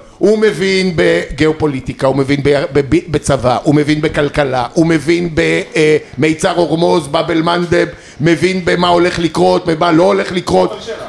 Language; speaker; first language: Hebrew; native; Hebrew